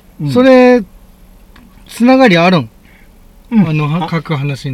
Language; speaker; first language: Japanese; native; Japanese